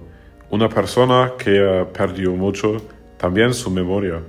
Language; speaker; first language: Spanish; non-native, learner; German